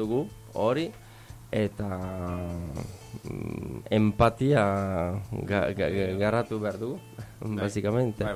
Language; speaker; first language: Basque; non-native, fluent; Italian